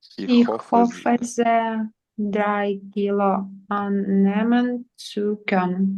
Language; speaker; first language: German; non-native, learner; Ukrainian